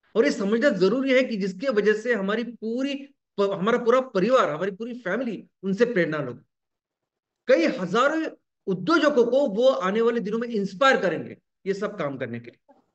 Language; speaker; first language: Hindi; non-native, local second language; Marathi